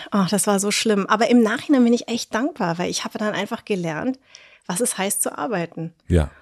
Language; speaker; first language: German; early bilingual, other home language; Vietnamese